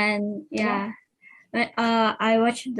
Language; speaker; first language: English; non-native, learner; Indonesian